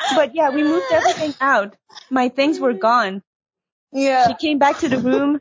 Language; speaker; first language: English; early bilingual, heritage; Chinese